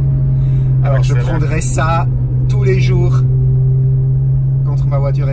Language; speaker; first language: French; native; French